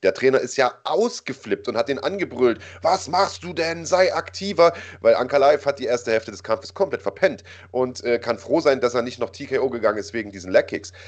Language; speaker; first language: German; native; German